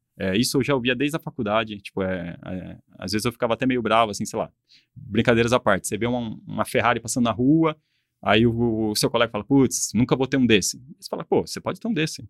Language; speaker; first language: Portuguese; native; Portuguese